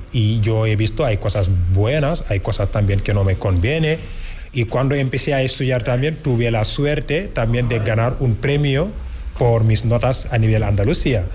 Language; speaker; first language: Spanish; non-native, fluent; Wolof